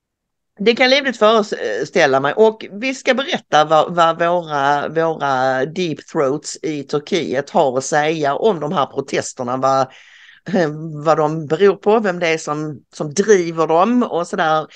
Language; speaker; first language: Swedish; native; Swedish